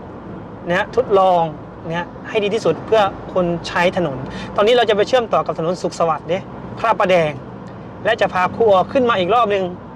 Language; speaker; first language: Thai; native; Thai